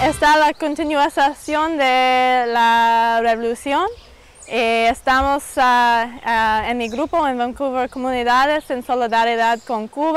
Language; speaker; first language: Spanish; non-native, learner; English